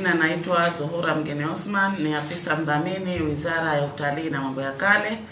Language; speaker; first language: Swahili; native; Swahili